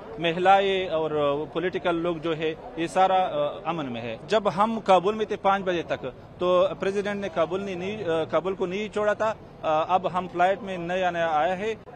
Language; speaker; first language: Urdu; non-native, learner; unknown